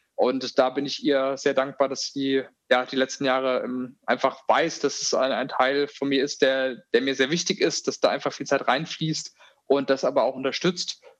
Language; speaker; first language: German; native; German